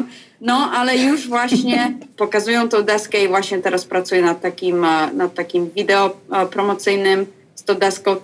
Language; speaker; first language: Polish; early bilingual, heritage; Polish